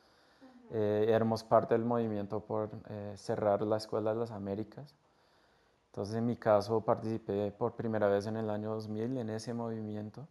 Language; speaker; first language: Spanish; non-native, fluent; English